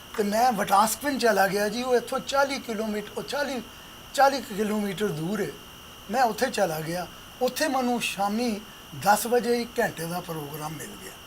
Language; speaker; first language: Punjabi; native; Punjabi